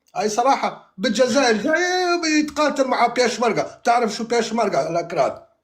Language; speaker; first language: Arabic; non-native, local second language; Kurdish